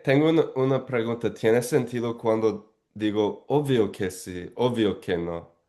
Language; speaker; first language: Spanish; non-native, learner; English